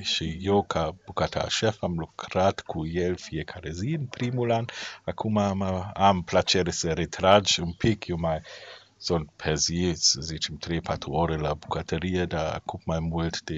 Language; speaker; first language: Romanian; non-native, learner; German